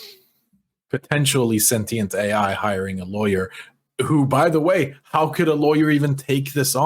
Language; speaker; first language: English; native; English